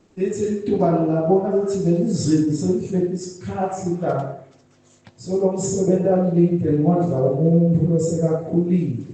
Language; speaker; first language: Zulu; non-native, local second language; Swati